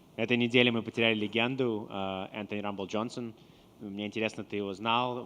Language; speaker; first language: Russian; native; Russian